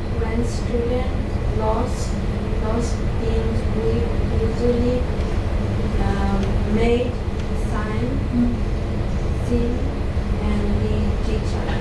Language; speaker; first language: English; non-native, learner; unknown